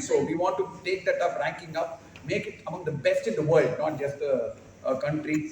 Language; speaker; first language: English; non-native, local second language; Tamil